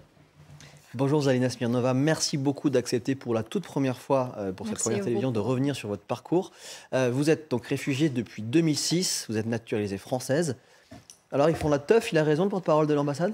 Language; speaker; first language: French; native; French